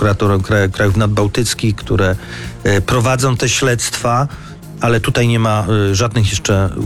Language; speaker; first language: Polish; native; Polish